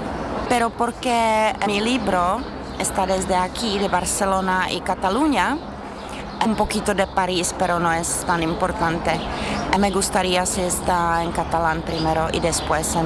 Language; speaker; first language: Spanish; non-native, fluent; Czech